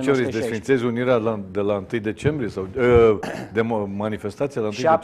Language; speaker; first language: Romanian; native; Romanian